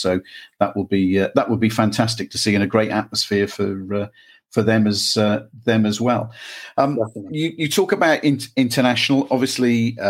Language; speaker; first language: English; native; English